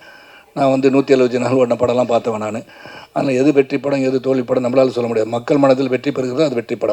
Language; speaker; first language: Tamil; native; Tamil